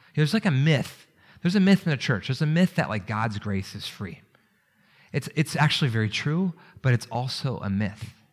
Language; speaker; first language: English; native; English